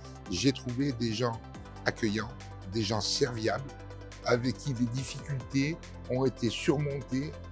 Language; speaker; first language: French; native; French